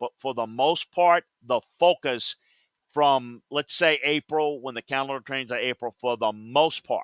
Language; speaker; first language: English; native; English